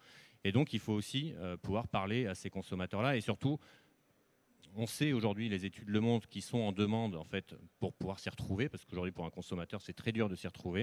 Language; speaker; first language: French; native; French